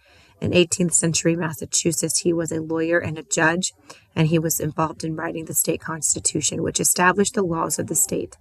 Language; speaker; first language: English; native; English